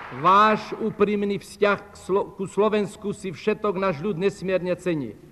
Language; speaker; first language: Slovak; non-native, local second language; Rusyn